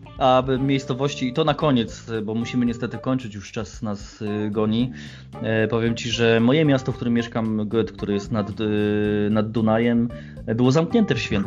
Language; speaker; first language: Polish; native; Polish